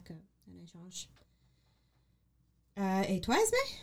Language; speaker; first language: French; non-native, learner; English